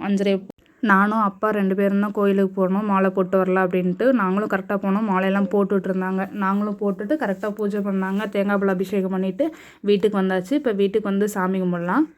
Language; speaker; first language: Tamil; native; Tamil